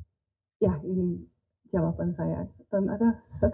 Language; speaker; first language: Indonesian; non-native, learner; Dutch